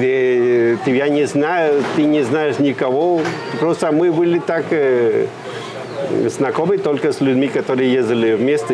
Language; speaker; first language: Russian; non-native, fluent; Spanish